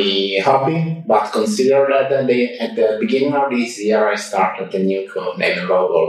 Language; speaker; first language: English; non-native, fluent; Italian